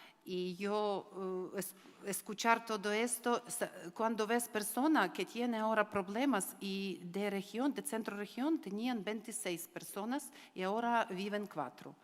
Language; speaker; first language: Spanish; non-native, learner; Ukrainian